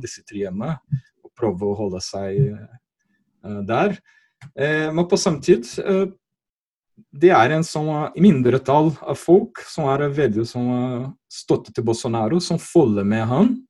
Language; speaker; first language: Norwegian; non-native, fluent; Portuguese